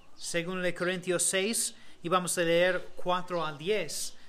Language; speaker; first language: Spanish; non-native, fluent; English